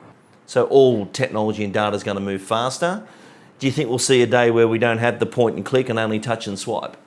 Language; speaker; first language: English; native; English